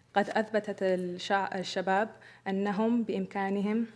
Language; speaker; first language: Arabic; early bilingual, other home language; English